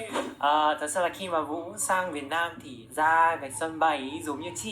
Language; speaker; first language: Vietnamese; non-native, fluent; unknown